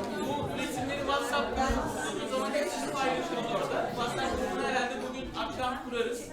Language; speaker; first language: Turkish; native; Turkish